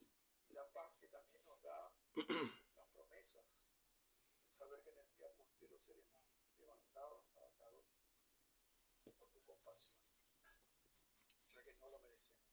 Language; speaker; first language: Spanish; native; Spanish